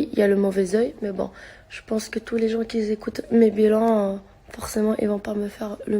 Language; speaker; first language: French; native; French